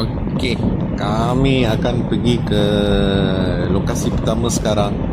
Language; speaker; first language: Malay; non-native, local second language; Tamil